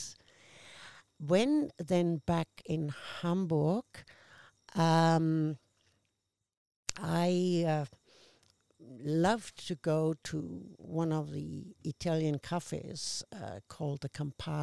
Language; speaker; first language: English; non-native, fluent; German